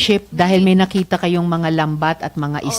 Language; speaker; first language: Filipino; native; Filipino